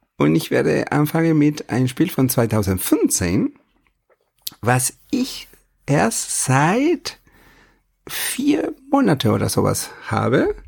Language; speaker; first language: German; non-native, fluent; Spanish